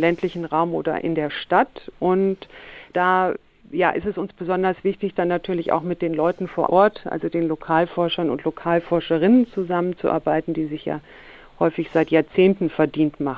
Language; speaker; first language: German; native; German